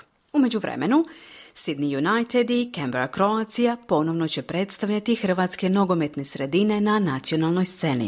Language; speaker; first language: Croatian; native; Croatian